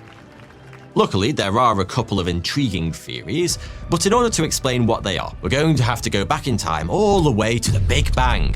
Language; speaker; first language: English; native; English